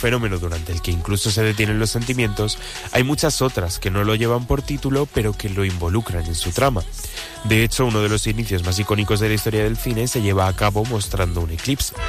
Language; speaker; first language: Spanish; native; Spanish